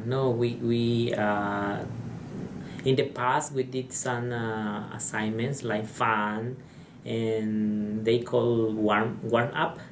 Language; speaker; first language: English; non-native, learner; Spanish